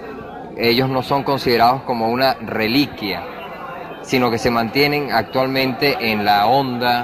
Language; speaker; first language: Spanish; native; Spanish